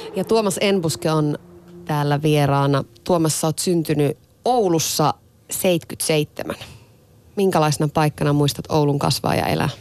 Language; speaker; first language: Finnish; native; Finnish